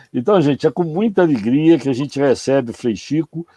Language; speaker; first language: Portuguese; native; Portuguese